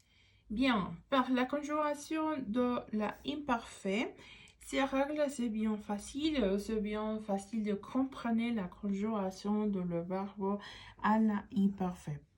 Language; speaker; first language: French; non-native, fluent; Spanish